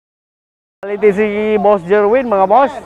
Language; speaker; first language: Filipino; native; Filipino